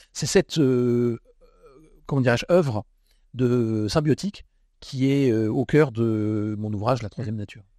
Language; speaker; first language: French; native; French